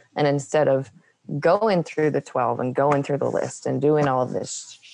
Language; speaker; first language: English; native; English